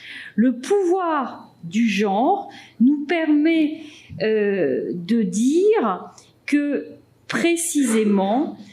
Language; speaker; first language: French; native; French